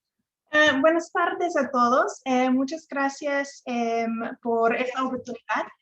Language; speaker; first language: Spanish; non-native, fluent; English